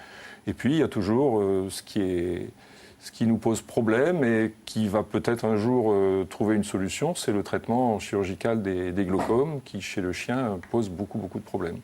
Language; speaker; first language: French; native; French